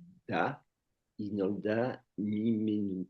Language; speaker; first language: Hebrew; non-native, learner; French